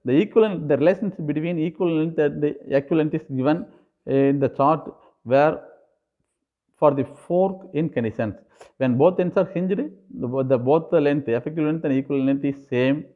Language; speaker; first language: English; non-native, local second language; Tamil